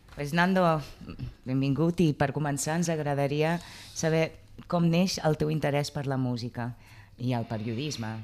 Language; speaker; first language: Catalan; non-native, local second language; Spanish